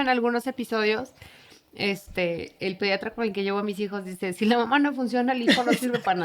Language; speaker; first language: Spanish; native; Spanish